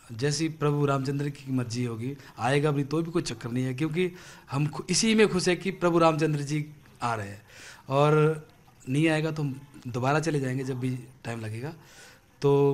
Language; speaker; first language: Hindi; native; Hindi